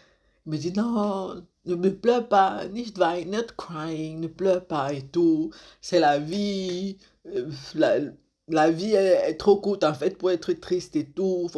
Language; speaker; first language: French; native; French